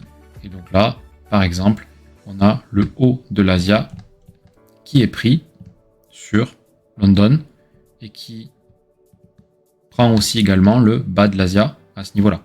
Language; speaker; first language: French; native; French